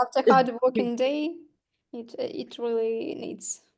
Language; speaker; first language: English; non-native, learner; Ukrainian